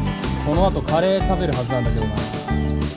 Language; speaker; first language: Japanese; native; Japanese